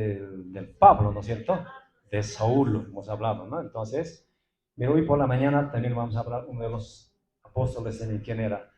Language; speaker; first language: Spanish; non-native, local second language; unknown